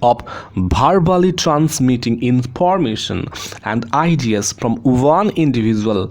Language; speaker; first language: English; non-native, local second language; Bangla